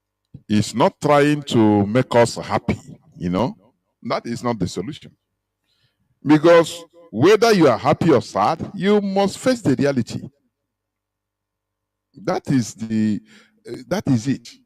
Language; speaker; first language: English; non-native, local second language; Igbo